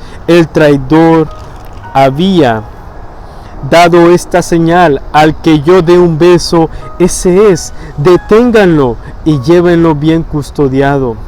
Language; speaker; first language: Spanish; native; Spanish